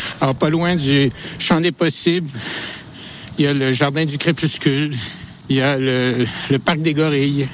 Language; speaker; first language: French; native; French